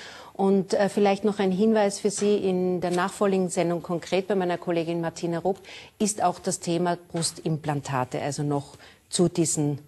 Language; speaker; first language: German; native; German